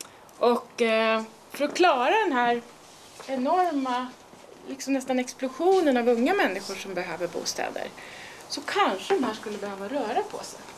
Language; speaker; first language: Swedish; native; Swedish